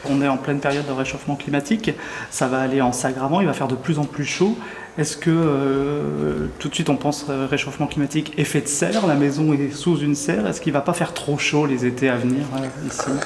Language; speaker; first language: French; native; French